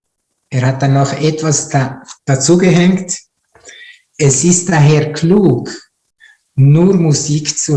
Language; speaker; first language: German; non-native, fluent; Italian